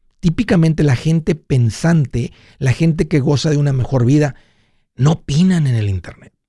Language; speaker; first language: Spanish; early bilingual, heritage; Spanish